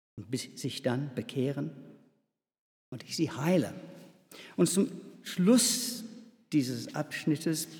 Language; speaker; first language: German; non-native, fluent; English